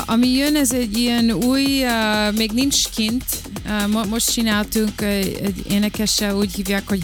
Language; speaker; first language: Hungarian; early bilingual, heritage; Hungarian